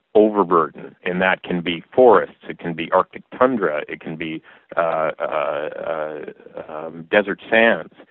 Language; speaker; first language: English; native; English